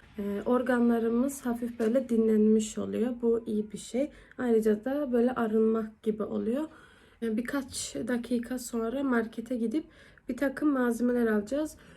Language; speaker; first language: Turkish; early bilingual, heritage; Turkish